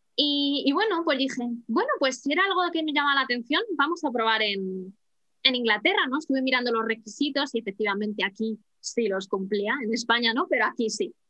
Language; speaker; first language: Spanish; native; Spanish